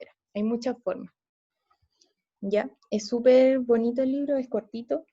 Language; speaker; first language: Spanish; native; Spanish